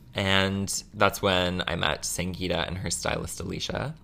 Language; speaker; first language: English; native; English